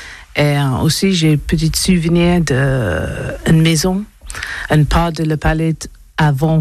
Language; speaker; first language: French; non-native, learner; English